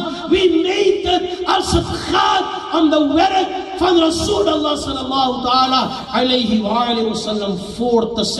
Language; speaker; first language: Dutch; non-native, local second language; Urdu